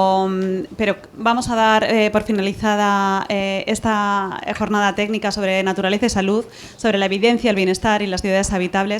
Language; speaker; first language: Spanish; native; Spanish